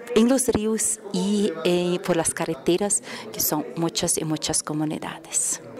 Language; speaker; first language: Spanish; non-native, fluent; Portuguese